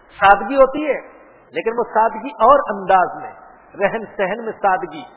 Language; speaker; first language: Urdu; non-native, local second language; Punjabi